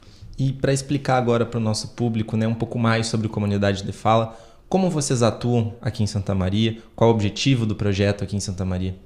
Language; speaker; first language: Portuguese; native; Portuguese